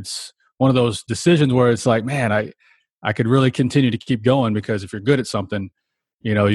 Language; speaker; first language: English; native; English